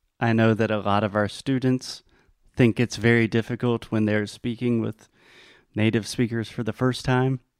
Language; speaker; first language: English; non-native, fluent; Portuguese